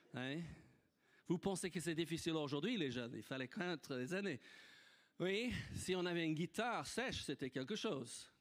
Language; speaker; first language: French; non-native, fluent; English